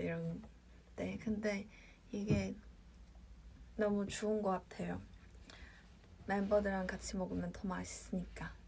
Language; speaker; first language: Korean; non-native, fluent; Cantonese